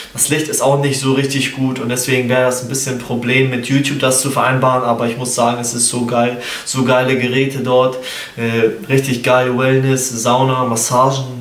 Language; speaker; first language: German; early bilingual, other home language; Polish